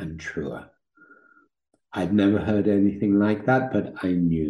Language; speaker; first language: English; native; English